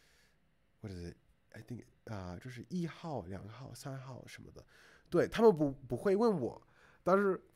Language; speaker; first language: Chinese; non-native, fluent; English